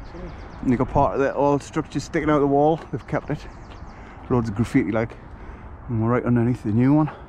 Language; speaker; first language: English; native; English